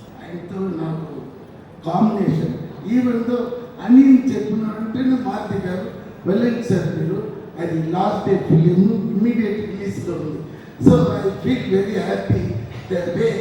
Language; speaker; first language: Telugu; non-native, fluent; Tamil